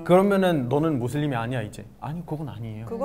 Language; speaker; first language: Korean; non-native, fluent; Arabic